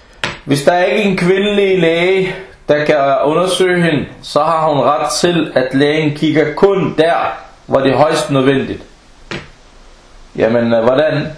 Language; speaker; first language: Danish; non-native, fluent; Arabic